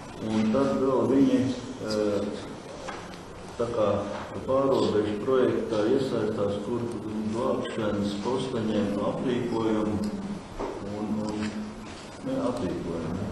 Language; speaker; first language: Latvian; native; Latvian